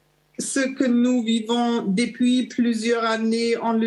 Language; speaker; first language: French; non-native, fluent; German